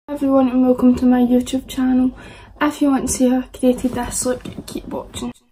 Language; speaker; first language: English; native; English